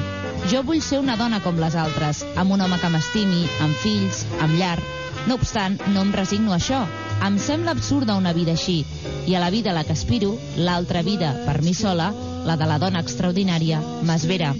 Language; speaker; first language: Catalan; native; Catalan